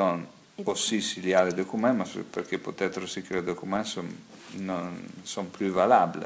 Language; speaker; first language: French; non-native, fluent; Italian